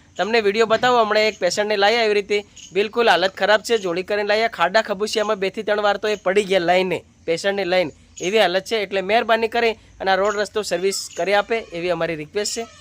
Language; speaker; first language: Gujarati; non-native, local second language; Bhili